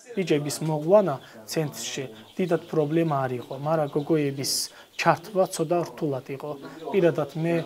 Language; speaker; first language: Georgian; non-native, local second language; Azerbaijani